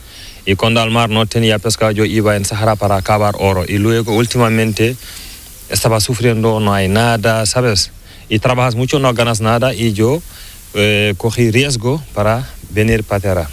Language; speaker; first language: Spanish; non-native, learner; Fula